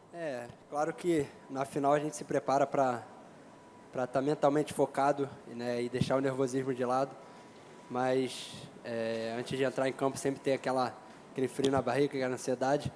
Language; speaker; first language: Portuguese; native; Portuguese